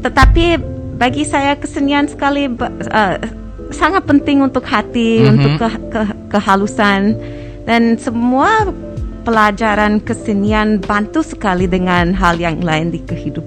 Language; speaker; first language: Indonesian; non-native, fluent; English